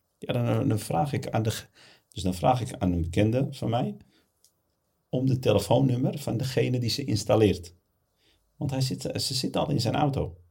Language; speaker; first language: Dutch; early bilingual, other home language; Arabic